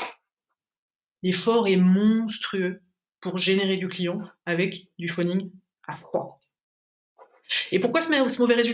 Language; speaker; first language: French; native; French